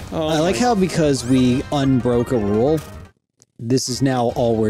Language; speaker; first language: English; native; English